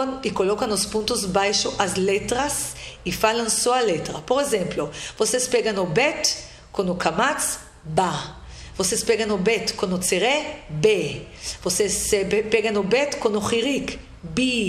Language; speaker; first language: Portuguese; non-native, fluent; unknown